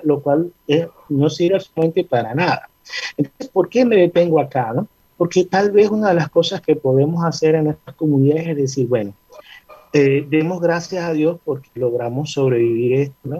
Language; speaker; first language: Spanish; native; Spanish